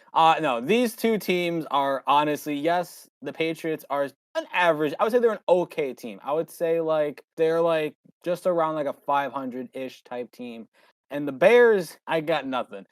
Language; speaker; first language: English; native; English